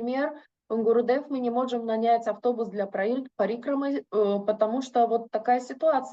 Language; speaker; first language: Russian; native; Russian